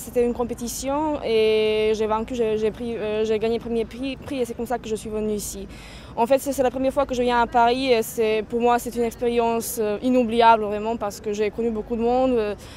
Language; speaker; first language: French; non-native, fluent; Serbian